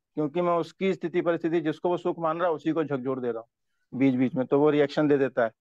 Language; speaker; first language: Hindi; native; Hindi